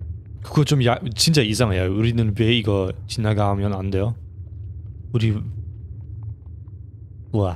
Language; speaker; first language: Korean; non-native, fluent; German